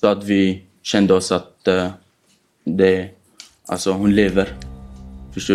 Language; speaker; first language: Swedish; non-native, fluent; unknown